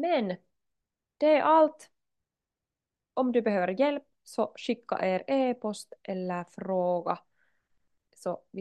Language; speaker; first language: Swedish; non-native, local second language; Finnish